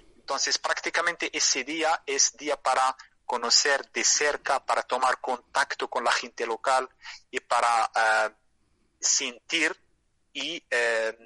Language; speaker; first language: Spanish; non-native, fluent; Arabic